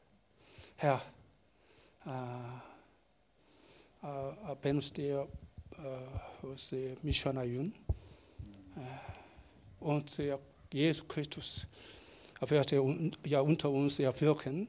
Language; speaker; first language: German; non-native, learner; Korean